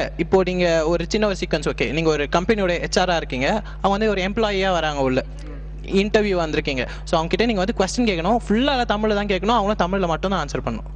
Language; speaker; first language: Tamil; native; Tamil